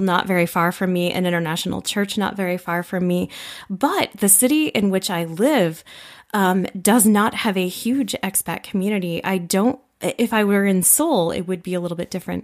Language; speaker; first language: English; native; English